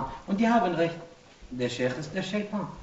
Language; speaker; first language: German; non-native, fluent; Arabic